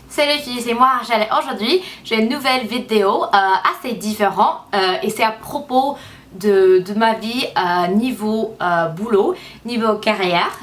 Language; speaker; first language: French; non-native, fluent; English